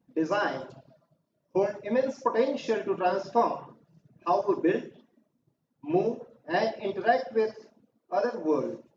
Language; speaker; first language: English; non-native, local second language; Hindi